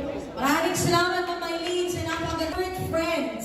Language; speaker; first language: Filipino; native; Filipino